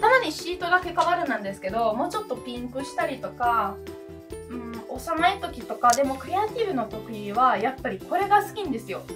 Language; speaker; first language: Japanese; non-native, fluent; Italian